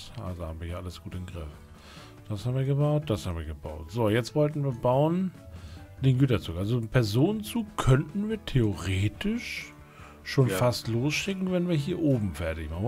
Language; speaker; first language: German; native; German